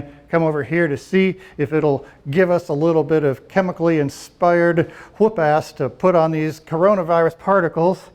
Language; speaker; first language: English; native; English